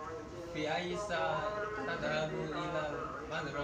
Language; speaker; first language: Arabic; non-native, learner; Indonesian